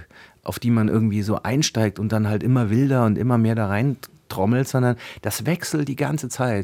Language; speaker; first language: German; native; German